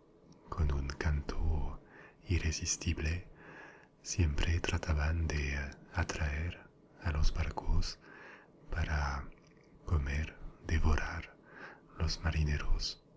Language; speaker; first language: Spanish; non-native, fluent; French